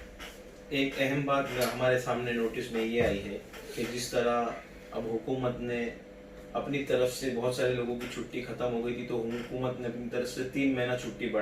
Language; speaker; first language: Hindi; native; Hindi